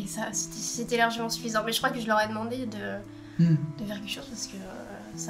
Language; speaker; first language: French; native; French